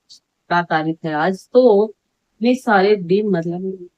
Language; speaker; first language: Hindi; non-native, local second language; Marathi